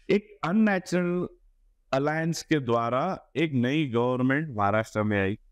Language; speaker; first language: Hindi; non-native, local second language; Gujarati